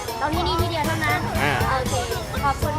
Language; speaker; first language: Thai; native; Thai